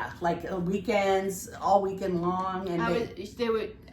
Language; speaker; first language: English; native; English